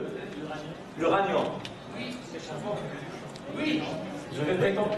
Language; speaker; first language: French; non-native, fluent; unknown